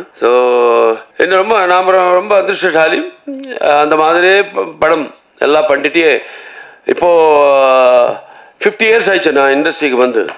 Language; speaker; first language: Tamil; non-native, local second language; Telugu